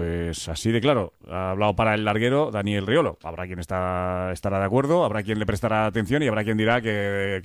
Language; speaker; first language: Spanish; native; Spanish